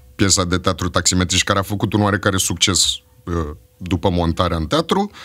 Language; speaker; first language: Romanian; native; Romanian